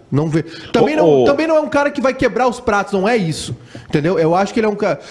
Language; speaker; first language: Portuguese; native; Portuguese